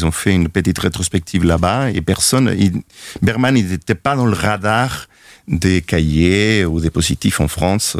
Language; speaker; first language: French; non-native, fluent; Spanish